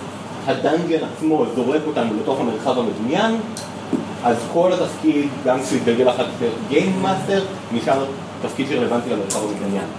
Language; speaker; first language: Hebrew; native; Hebrew